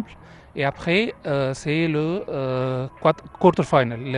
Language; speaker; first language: French; non-native, fluent; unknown